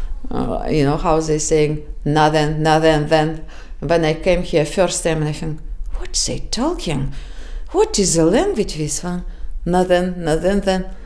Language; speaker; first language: English; non-native, fluent; Russian